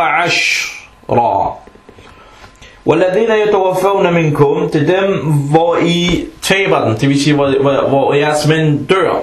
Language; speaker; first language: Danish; non-native, fluent; Arabic